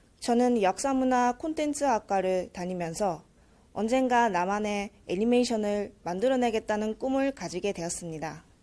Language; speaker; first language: Korean; early bilingual, heritage; Korean